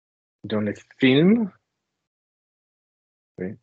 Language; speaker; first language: French; non-native, learner; English